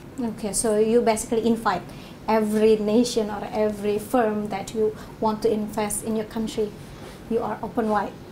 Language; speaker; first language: English; non-native, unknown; Indonesian